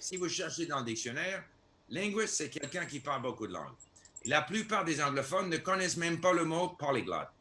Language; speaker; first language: French; non-native, fluent; English